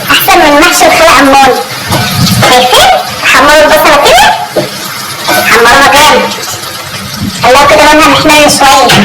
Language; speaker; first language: Arabic; native; Arabic